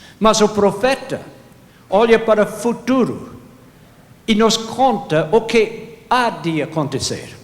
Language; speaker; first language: Portuguese; non-native, fluent; English